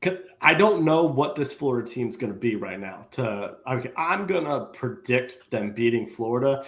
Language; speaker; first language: English; native; English